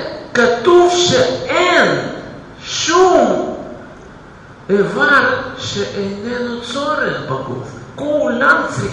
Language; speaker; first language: Hebrew; non-native, fluent; Russian